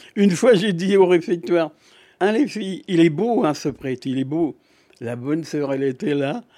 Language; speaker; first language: French; native; French